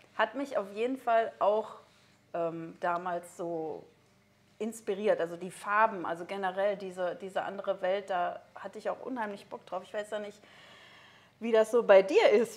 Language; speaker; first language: German; native; German